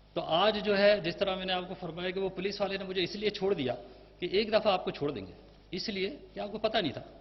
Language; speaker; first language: Urdu; native; Urdu